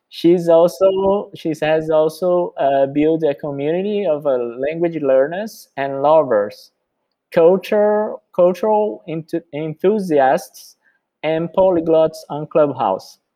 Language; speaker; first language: English; non-native, fluent; Portuguese